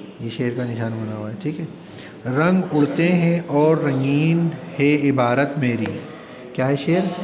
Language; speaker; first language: Urdu; native; Urdu